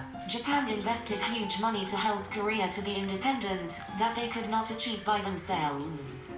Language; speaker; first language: English; non-native, fluent; Japanese